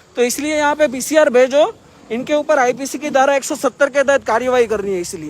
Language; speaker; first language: Hindi; non-native, local second language; Gujarati